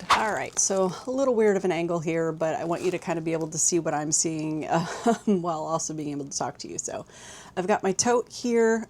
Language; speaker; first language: English; native; English